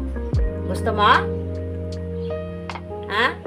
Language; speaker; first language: Filipino; non-native, local second language; Cebuano